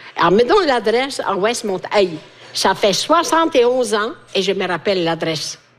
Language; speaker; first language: French; non-native, fluent; Italian